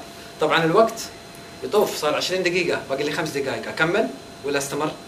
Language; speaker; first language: Arabic; native; Arabic